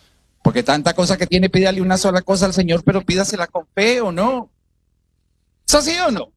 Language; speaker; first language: Spanish; native; Spanish